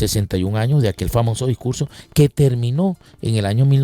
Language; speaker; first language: Spanish; native; Spanish